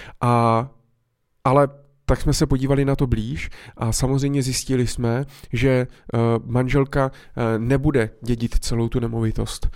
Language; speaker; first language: Czech; native; Czech